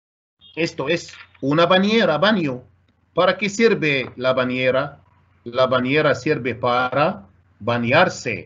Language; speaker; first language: Spanish; non-native, fluent; Arabic